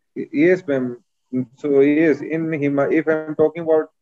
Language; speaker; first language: English; non-native, local second language; Hindi